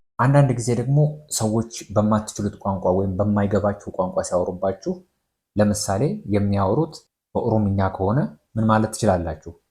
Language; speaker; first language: Amharic; non-native, local second language; Oromo